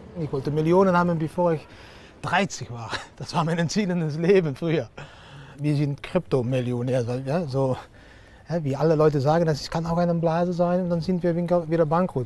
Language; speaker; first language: German; non-native, learner; Dutch